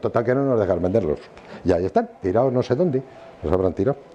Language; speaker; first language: Spanish; native; Spanish